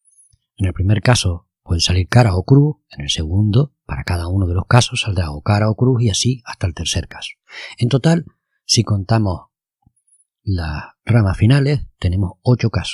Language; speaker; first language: Spanish; native; Spanish